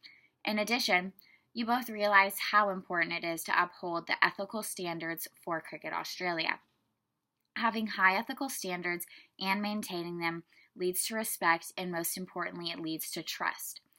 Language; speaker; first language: English; native; English